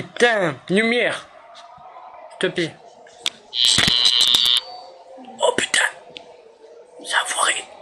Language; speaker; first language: French; native; French